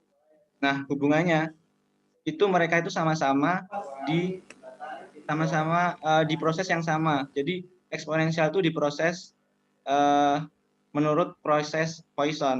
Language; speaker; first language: Indonesian; native; Indonesian